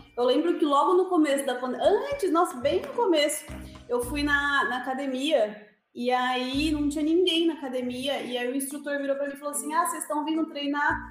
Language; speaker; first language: Portuguese; native; Portuguese